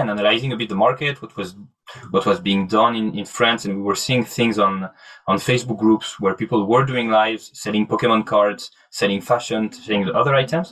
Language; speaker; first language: English; non-native, fluent; French